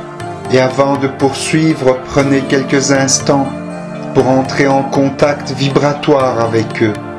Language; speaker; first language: French; native; French